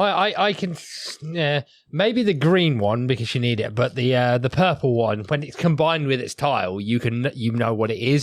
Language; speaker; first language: English; native; English